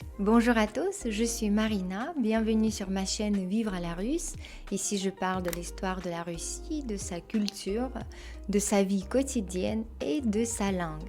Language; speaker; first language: French; non-native, fluent; Russian